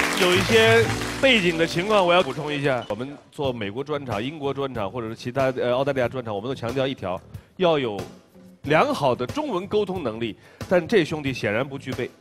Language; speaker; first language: Chinese; native; Chinese